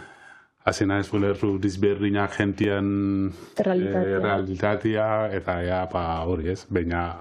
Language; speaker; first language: Basque; non-native, local second language; Spanish